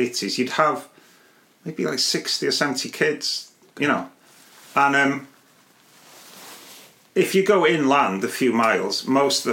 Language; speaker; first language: English; non-native, local second language; Welsh